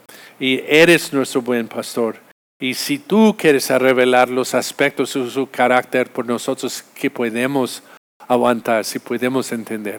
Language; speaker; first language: Spanish; non-native, fluent; English